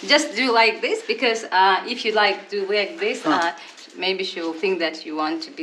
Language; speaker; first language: English; non-native, learner; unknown